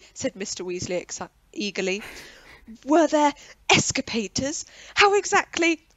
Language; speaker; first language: English; native; English